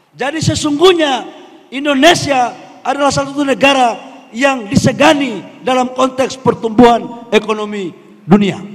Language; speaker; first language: Indonesian; native; Indonesian